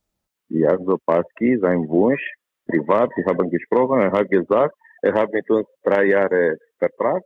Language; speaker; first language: German; non-native, learner; Romanian